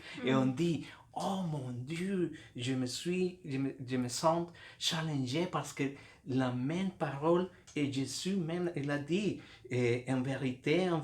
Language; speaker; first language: French; non-native, fluent; Spanish